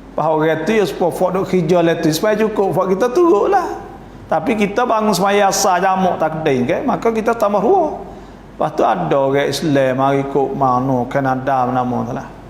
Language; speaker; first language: Malay; native; Malay